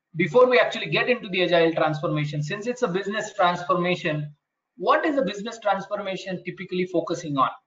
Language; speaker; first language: English; non-native, local second language; Marathi